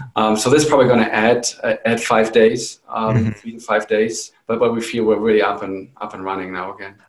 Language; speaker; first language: English; non-native, fluent; German